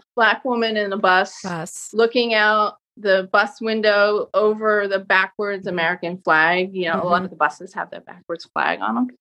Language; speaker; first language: English; native; English